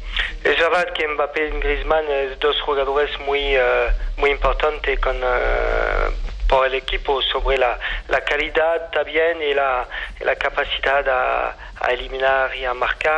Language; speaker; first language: Spanish; non-native, fluent; French